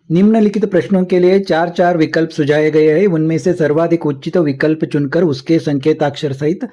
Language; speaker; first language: Hindi; non-native, local second language; Kannada